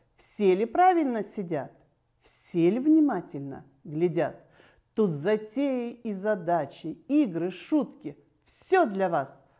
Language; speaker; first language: Russian; native; Russian